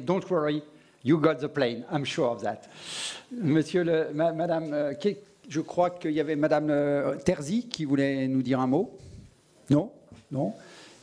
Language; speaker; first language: French; native; French